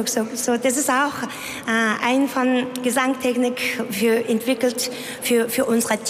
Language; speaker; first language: German; non-native, learner; Mongolian